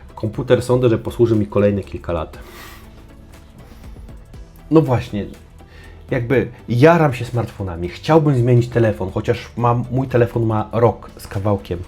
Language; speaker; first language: Polish; native; Polish